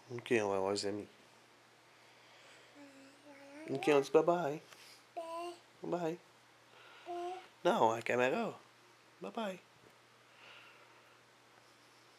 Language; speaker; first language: French; native; French